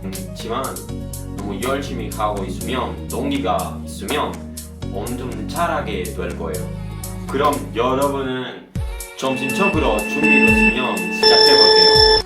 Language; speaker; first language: Korean; non-native, learner; Spanish